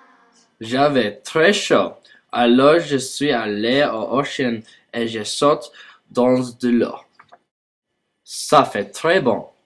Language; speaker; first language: French; non-native, learner; English